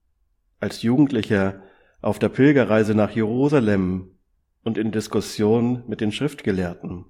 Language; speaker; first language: German; native; German